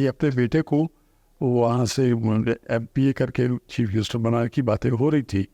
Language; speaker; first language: Urdu; non-native, local second language; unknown